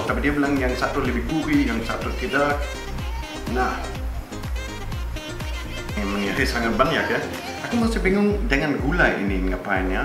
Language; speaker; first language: Indonesian; non-native, fluent; German